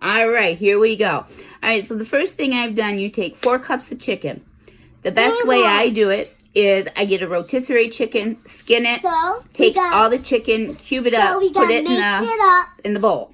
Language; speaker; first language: English; native; English